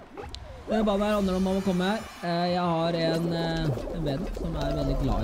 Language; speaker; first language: Norwegian; native; Norwegian